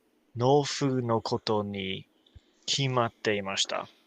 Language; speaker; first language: Japanese; non-native, learner; English